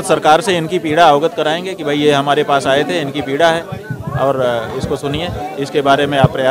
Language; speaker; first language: Hindi; native; Hindi